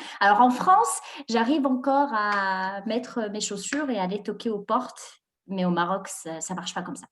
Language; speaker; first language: French; non-native, local second language; Arabic